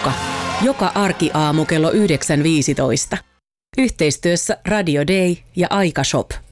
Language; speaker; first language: Finnish; native; Finnish